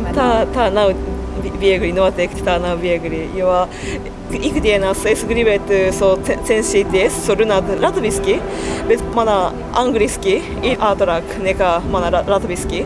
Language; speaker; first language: Latvian; non-native, learner; Japanese